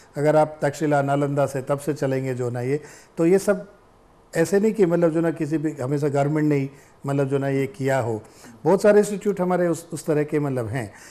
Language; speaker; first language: Hindi; native; Hindi